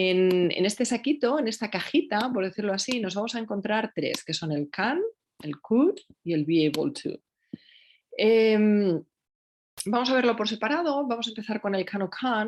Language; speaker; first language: Spanish; native; Spanish